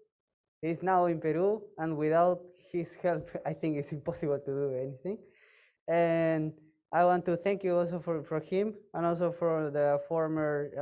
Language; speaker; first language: English; non-native, fluent; Spanish